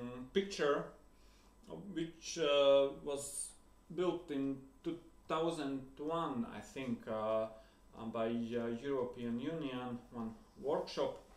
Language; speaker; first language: English; non-native, fluent; Latvian